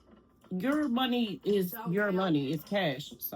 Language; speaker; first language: English; native; English